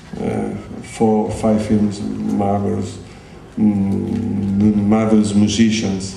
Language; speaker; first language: English; non-native, learner; Italian